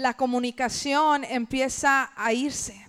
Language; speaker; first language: Spanish; early bilingual, heritage; English